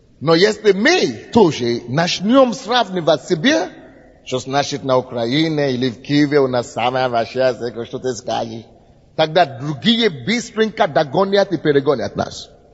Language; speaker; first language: Russian; non-native, fluent; Yoruba